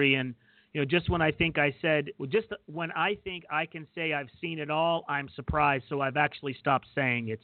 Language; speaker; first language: English; native; English